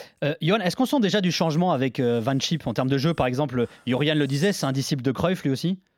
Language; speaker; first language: French; native; French